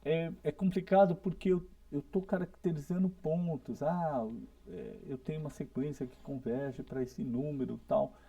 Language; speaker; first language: Portuguese; native; Portuguese